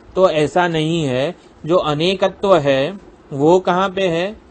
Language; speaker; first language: Hindi; non-native, local second language; Gujarati